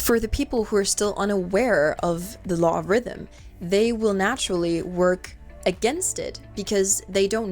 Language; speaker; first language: English; non-native, fluent; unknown